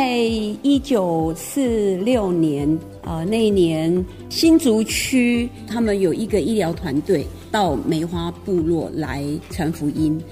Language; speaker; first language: Chinese; native; Chinese